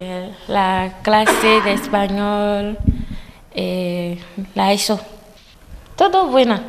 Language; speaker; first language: Spanish; non-native, learner; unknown